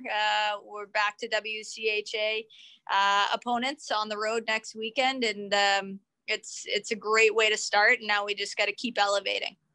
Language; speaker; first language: English; native; English